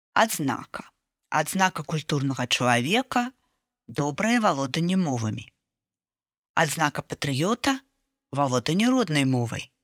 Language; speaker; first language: Belarusian; non-native, local second language; Russian